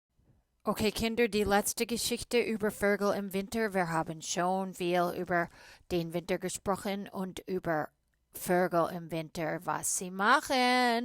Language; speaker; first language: German; non-native, fluent; English